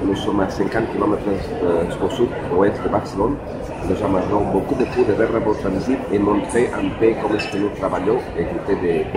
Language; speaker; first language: French; non-native, learner; Spanish